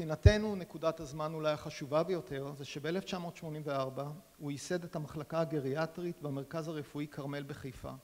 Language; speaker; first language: Hebrew; native; Hebrew